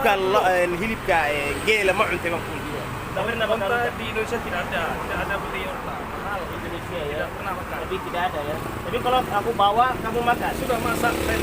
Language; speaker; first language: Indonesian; non-native, learner; Somali